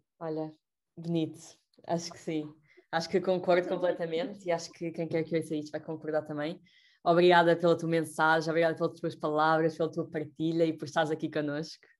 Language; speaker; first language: Portuguese; native; Portuguese